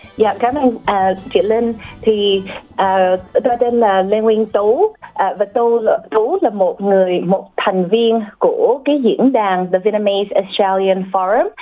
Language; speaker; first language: Vietnamese; early bilingual, heritage; Vietnamese